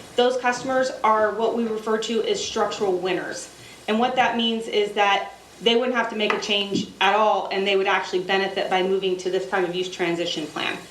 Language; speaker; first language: English; native; English